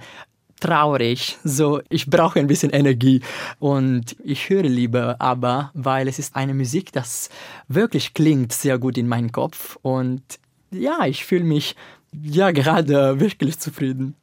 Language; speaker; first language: German; non-native, learner; Italian